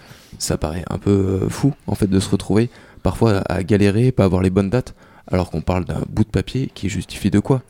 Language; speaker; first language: French; native; French